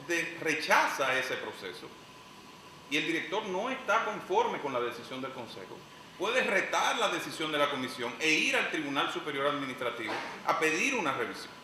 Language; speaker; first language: Spanish; native; Spanish